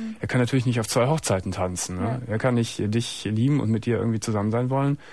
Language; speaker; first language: German; native; German